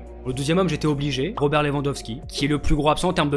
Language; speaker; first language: French; native; French